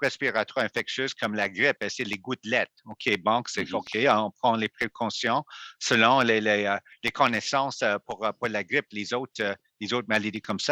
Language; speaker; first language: French; non-native, local second language; English